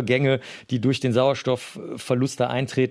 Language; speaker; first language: German; native; German